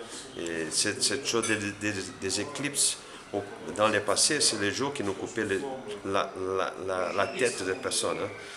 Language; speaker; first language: French; non-native, learner; Portuguese